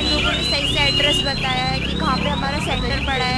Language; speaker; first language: Hindi; native; Hindi